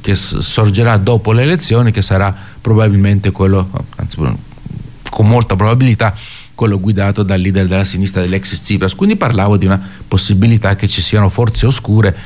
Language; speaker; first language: Italian; non-native, fluent; Greek